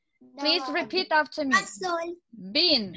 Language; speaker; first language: English; non-native, fluent; Russian